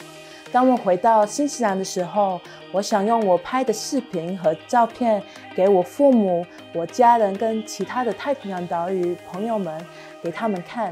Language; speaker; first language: Chinese; non-native, learner; English